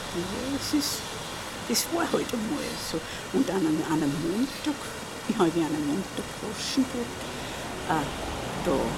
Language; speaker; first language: German; native; German